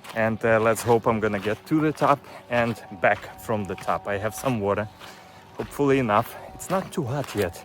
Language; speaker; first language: English; non-native, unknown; Ukrainian